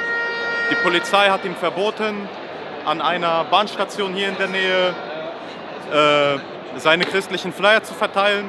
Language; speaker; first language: German; native; German